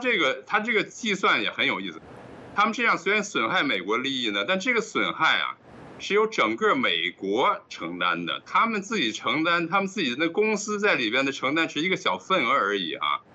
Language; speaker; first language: Chinese; native; Chinese